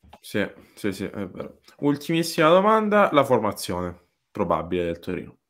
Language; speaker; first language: Italian; native; Italian